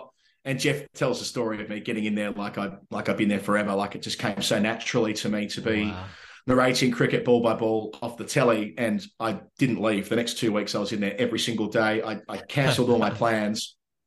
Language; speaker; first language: English; native; English